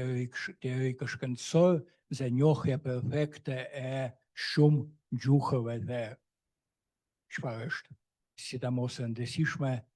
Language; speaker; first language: Albanian; non-native, fluent; Russian